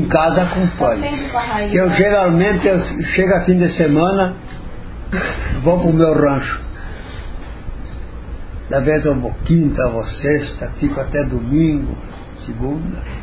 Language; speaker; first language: Portuguese; non-native, local second language; Friulian